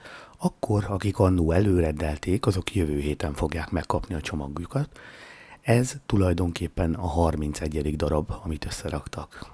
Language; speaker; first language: Hungarian; native; Hungarian